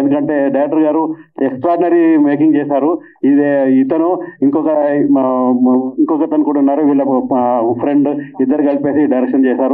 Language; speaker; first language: Telugu; native; Telugu